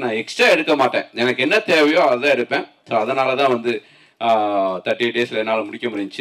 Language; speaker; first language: Tamil; native; Tamil